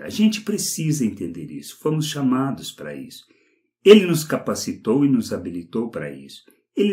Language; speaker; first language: Portuguese; native; Portuguese